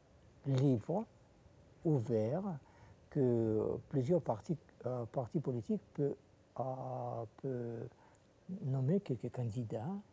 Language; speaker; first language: French; non-native, fluent; Russian